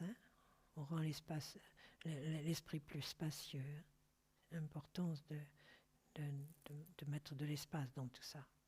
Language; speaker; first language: French; native; French